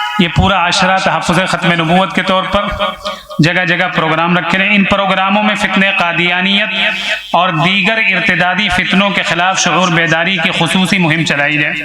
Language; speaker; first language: Urdu; native; Urdu